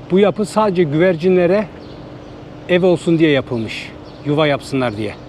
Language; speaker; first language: Turkish; native; Turkish